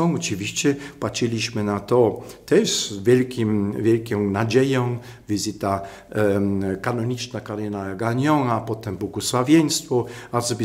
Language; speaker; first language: Polish; non-native, fluent; German